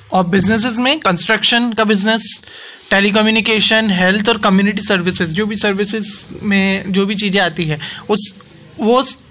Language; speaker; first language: Hindi; non-native, local second language; Gujarati